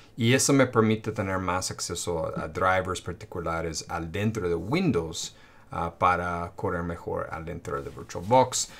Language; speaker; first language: Spanish; non-native, fluent; English